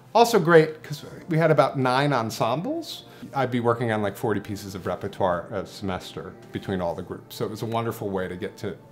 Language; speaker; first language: English; native; English